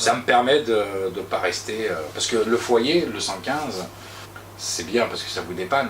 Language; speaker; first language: French; native; French